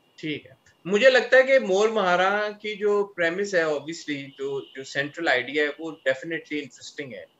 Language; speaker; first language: Urdu; non-native, local second language; Punjabi